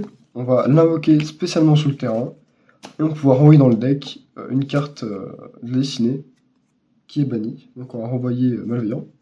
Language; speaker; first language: French; native; French